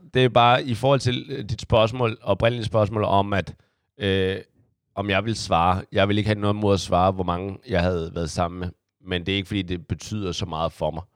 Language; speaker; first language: Danish; early bilingual, other home language; Chinese